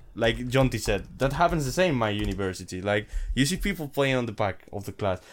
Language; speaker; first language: English; non-native, fluent; Spanish